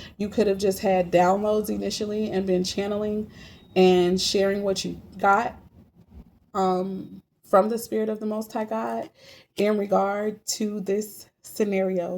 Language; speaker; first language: English; native; English